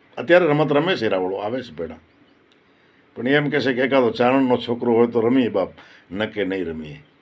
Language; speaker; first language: Gujarati; native; Gujarati